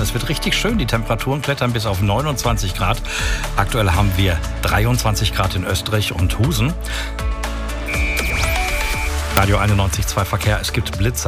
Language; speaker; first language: German; native; German